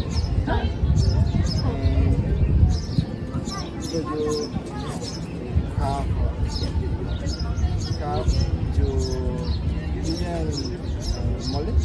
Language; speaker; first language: English; non-native, learner; Spanish